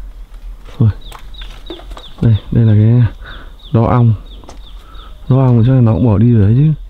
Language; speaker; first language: Vietnamese; native; Vietnamese